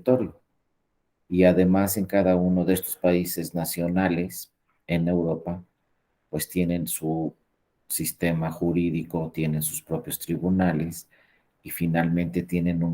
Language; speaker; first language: Spanish; native; Spanish